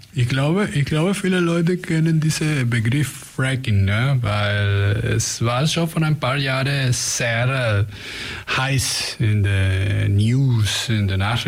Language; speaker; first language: German; non-native, fluent; Spanish